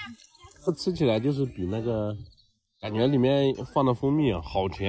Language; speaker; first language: Chinese; native; Chinese